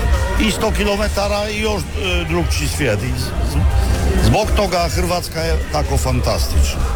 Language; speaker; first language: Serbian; non-native, fluent; Polish